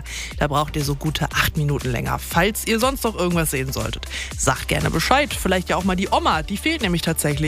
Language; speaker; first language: German; native; German